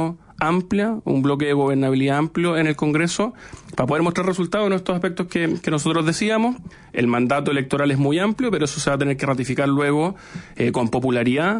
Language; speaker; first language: Spanish; native; Spanish